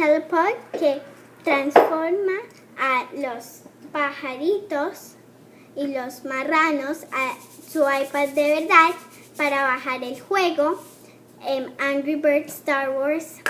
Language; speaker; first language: Spanish; early bilingual, heritage; Spanish